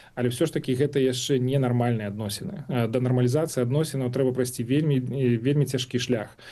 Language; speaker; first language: Belarusian; non-native, local second language; Russian